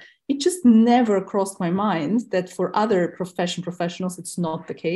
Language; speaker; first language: English; non-native, fluent; Russian